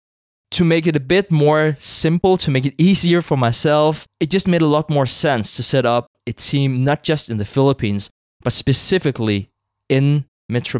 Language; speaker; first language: English; non-native, fluent; Danish